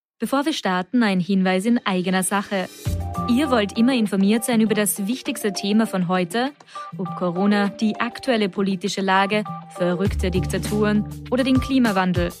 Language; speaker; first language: German; native; German